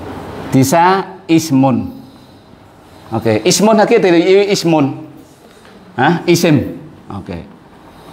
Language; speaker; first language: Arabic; non-native, fluent; Western Cham